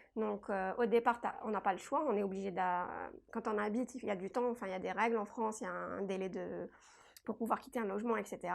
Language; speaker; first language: French; non-native, local second language; Kabyle